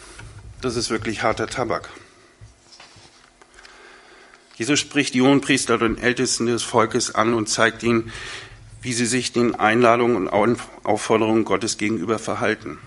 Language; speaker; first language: German; native; German